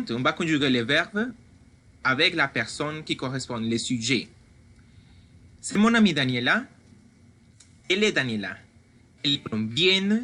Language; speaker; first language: French; non-native, fluent; Spanish